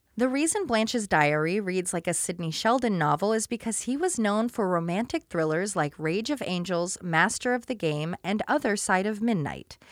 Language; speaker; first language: English; native; English